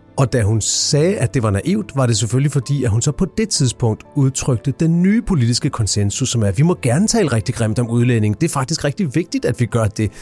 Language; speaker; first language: Danish; native; Danish